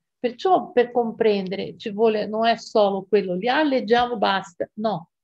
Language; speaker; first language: Italian; non-native, fluent; Portuguese